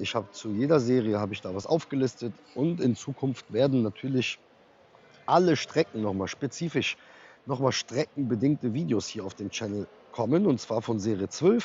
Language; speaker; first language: German; native; German